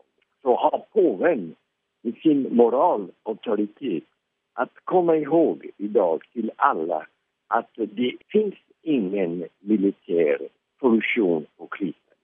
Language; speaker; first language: Swedish; early bilingual, heritage; Swedish